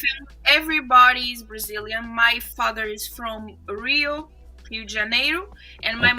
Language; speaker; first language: English; non-native, fluent; Portuguese